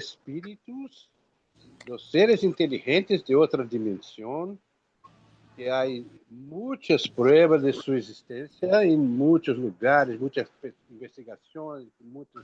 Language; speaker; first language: Spanish; non-native, learner; Portuguese